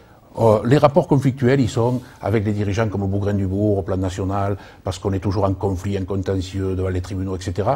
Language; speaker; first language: French; native; French